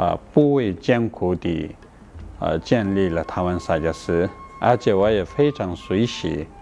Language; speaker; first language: Chinese; non-native, fluent; Tibetan